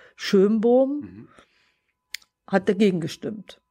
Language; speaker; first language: German; native; German